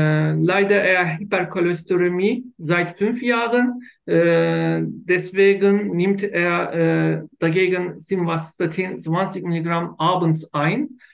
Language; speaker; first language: German; non-native, learner; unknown